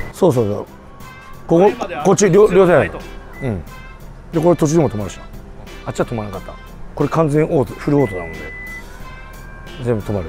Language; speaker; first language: Japanese; native; Japanese